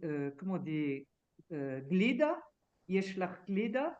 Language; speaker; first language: Hebrew; non-native, learner; French